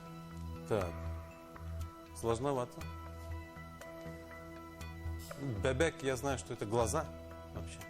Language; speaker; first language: Russian; non-native, local second language; Tatar